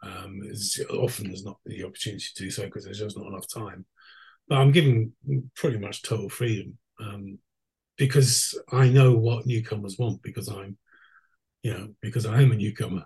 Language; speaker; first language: English; native; English